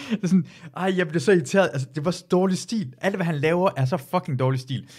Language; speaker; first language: Danish; early bilingual, other home language; Persian